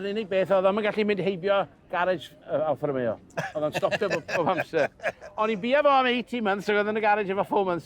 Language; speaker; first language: Welsh; native; Welsh